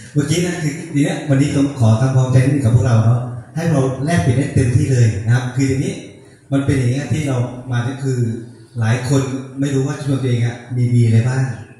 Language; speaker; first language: Thai; non-native, local second language; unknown